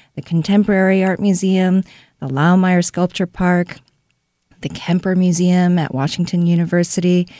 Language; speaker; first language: English; non-native, fluent; Korean